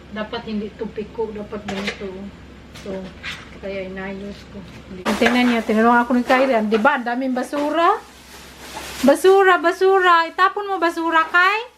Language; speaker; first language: Filipino; non-native, local second language; Cebuano